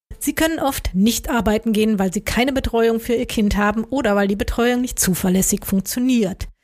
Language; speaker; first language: German; native; German